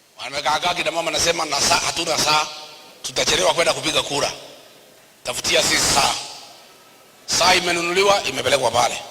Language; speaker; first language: Swahili; non-native, local second language; Kikuyu